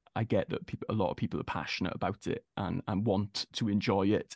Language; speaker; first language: English; native; English